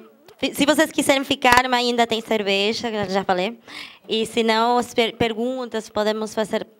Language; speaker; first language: Portuguese; non-native, fluent; German